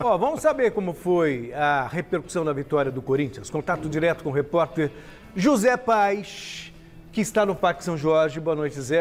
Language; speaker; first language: Portuguese; native; Portuguese